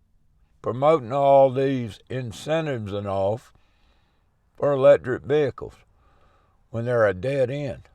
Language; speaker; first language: English; native; English